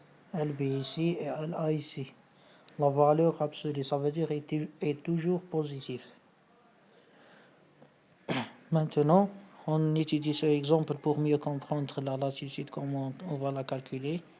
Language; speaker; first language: French; non-native, fluent; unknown